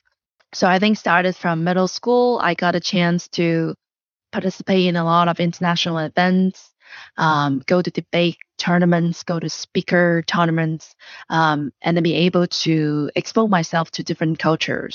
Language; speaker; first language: English; non-native, fluent; Chinese